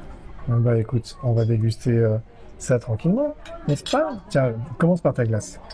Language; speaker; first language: French; native; French